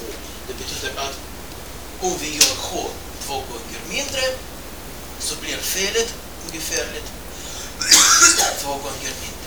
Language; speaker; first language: Swedish; non-native, fluent; Russian